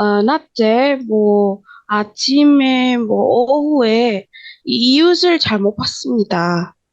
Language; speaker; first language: Korean; non-native, learner; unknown